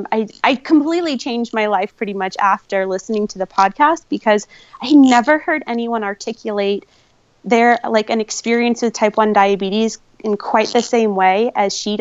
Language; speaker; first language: English; native; English